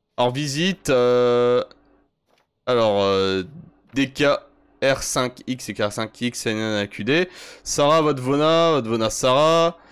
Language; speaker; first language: French; native; French